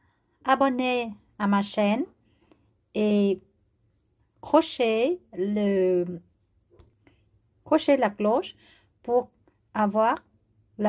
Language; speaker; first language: French; non-native, learner; Vietnamese